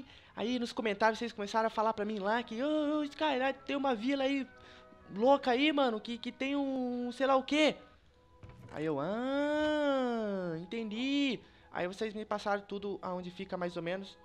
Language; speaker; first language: Portuguese; native; Portuguese